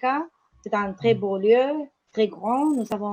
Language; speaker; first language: French; non-native, learner; Spanish